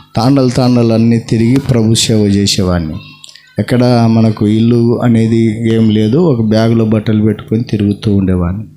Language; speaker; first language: Telugu; non-native, local second language; Lambadi